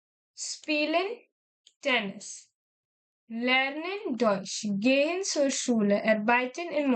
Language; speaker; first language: German; non-native, fluent; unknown